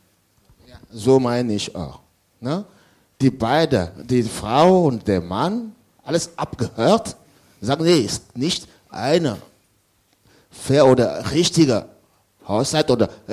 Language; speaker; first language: German; non-native, learner; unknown